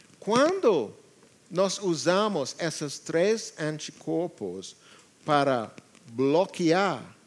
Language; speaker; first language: Portuguese; non-native, learner; English